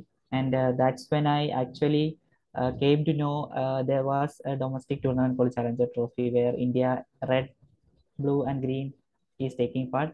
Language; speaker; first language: English; non-native, local second language; Malayalam